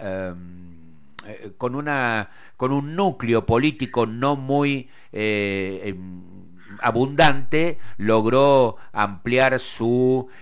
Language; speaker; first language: Spanish; native; Spanish